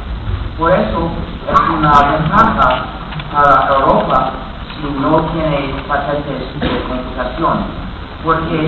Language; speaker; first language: Spanish; non-native, fluent; English